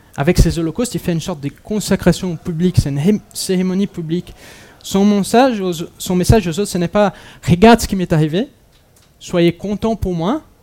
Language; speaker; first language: French; non-native, fluent; Portuguese